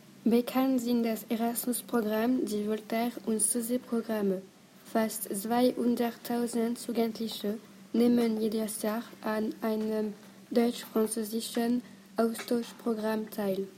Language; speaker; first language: German; non-native, learner; French